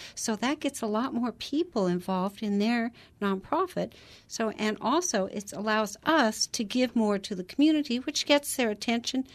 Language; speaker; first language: English; native; English